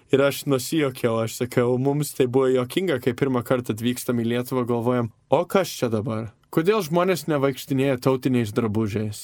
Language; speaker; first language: Lithuanian; early bilingual, heritage; Lithuanian